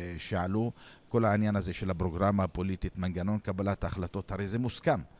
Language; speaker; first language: Hebrew; non-native, local second language; Arabic